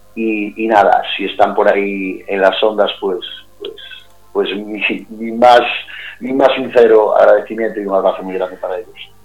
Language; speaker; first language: Spanish; native; Spanish